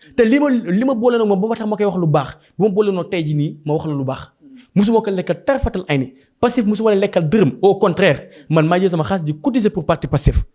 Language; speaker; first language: Wolof; native; Wolof